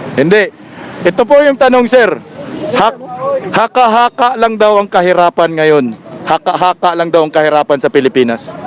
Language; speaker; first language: Filipino; native; Filipino